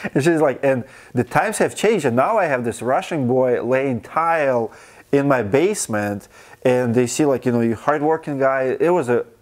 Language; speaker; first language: English; non-native, fluent; Russian